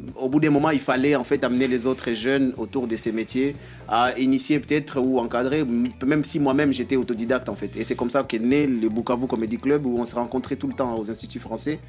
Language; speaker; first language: French; non-native, local second language; Swahili